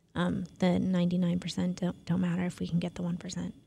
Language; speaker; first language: English; native; English